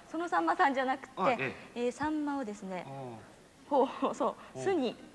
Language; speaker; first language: Japanese; native; Japanese